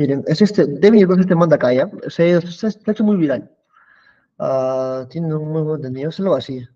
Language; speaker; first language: Spanish; native; Spanish